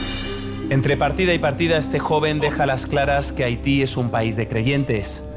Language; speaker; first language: Spanish; native; Spanish